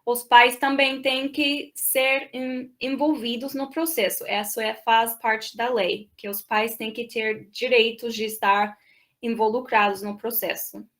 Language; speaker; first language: Portuguese; non-native, fluent; English